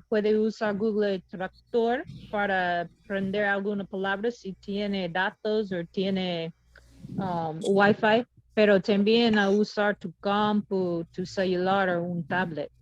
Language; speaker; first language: Spanish; non-native, learner; English